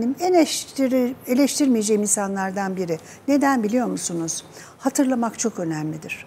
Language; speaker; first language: Turkish; native; Turkish